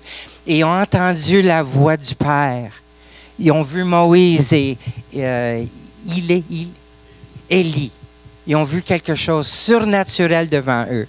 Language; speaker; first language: French; non-native, local second language; English